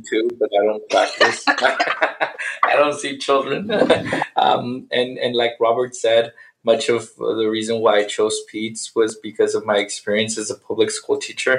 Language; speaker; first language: English; native; English